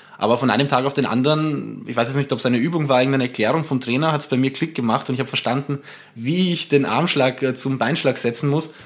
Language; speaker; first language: German; early bilingual, other home language; Romanian